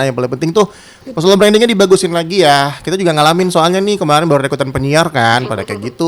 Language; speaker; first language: Indonesian; native; Indonesian